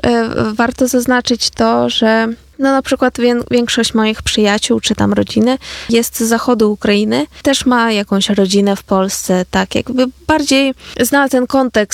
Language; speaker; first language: Polish; non-native, fluent; Ukrainian